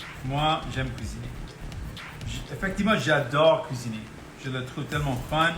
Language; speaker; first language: French; non-native, local second language; Punjabi